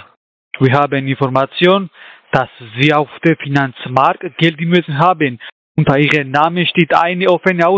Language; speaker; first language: German; non-native, learner; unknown